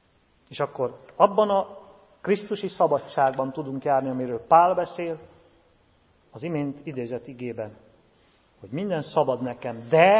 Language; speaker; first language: Hungarian; native; Hungarian